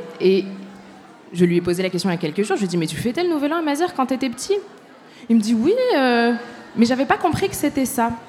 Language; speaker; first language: French; early bilingual, other home language; Arabic